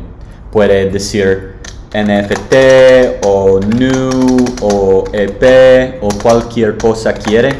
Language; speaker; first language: Spanish; non-native, learner; English